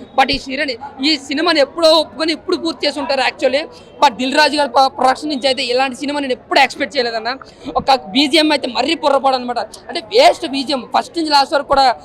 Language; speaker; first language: Telugu; native; Telugu